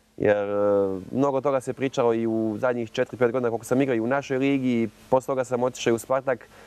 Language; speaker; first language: Serbian; native; Serbian